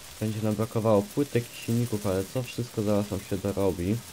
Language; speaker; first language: Polish; native; Polish